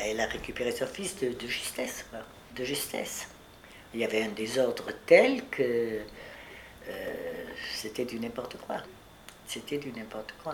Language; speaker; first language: French; early bilingual, other home language; Spanish